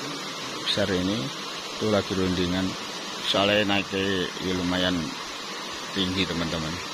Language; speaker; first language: Indonesian; non-native, local second language; Javanese